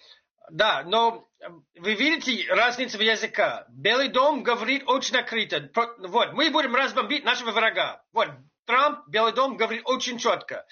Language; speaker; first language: Russian; non-native, fluent; English